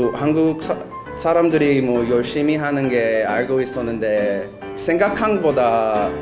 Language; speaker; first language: Korean; non-native, fluent; English